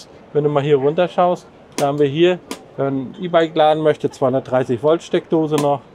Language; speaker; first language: German; native; German